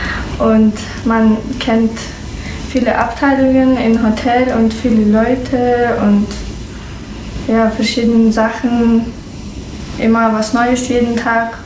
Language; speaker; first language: German; non-native, fluent; Russian